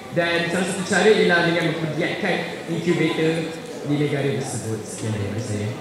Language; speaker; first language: Malay; native; Malay